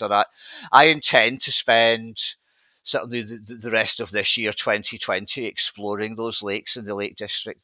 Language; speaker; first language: English; native; English